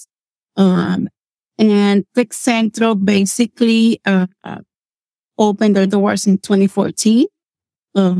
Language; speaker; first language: English; non-native, fluent; Spanish